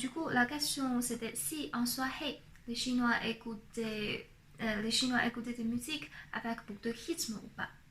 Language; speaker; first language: French; non-native, fluent; Chinese